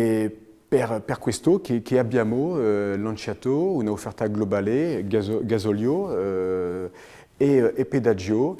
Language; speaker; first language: Italian; non-native, fluent; French